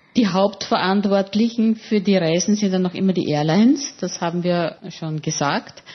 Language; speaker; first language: German; native; German